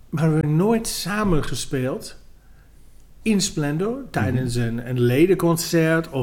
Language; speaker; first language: Dutch; non-native, fluent; English